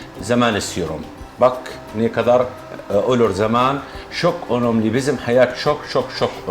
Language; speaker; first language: Turkish; non-native, learner; Arabic